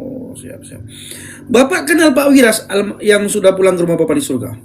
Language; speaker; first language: Indonesian; native; Indonesian